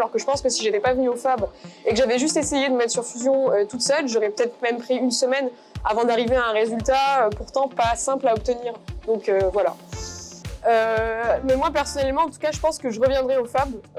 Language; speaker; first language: French; native; French